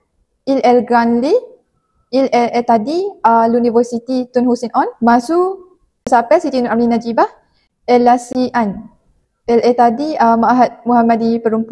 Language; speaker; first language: French; non-native, learner; Malay